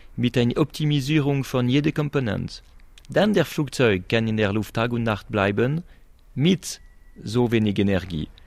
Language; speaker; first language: German; non-native, local second language; French